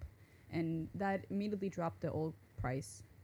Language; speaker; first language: English; non-native, fluent; Norwegian